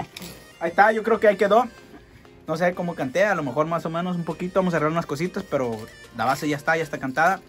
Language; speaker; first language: Spanish; native; Spanish